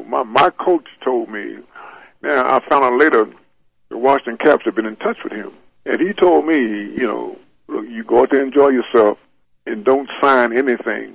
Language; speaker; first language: English; native; English